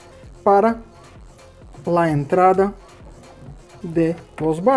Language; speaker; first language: Spanish; non-native, learner; Portuguese